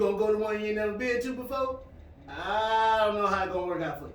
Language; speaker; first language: English; native; English